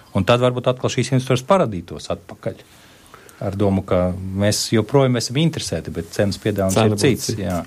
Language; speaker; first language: Latvian; native; Latvian